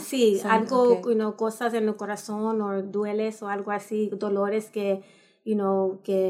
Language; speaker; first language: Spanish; early bilingual, heritage; Spanish